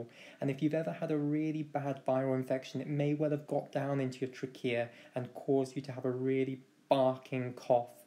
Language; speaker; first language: English; native; English